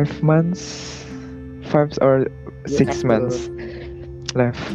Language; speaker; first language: English; non-native, learner; Indonesian